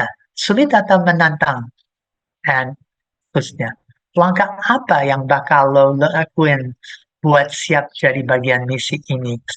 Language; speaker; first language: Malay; non-native, fluent; English